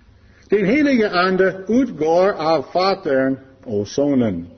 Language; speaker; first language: Swedish; non-native, learner; English